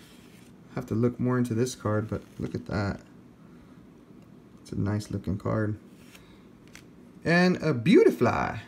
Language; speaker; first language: English; native; English